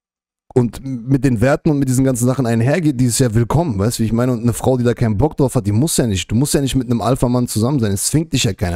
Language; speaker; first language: German; native; German